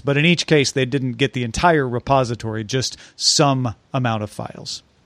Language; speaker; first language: English; native; English